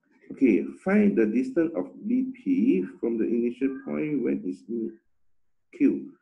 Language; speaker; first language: English; non-native, local second language; Chinese